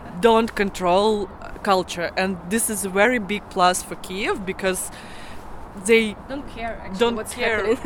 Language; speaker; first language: English; non-native, learner; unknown